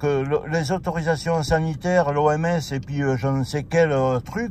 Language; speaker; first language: French; native; French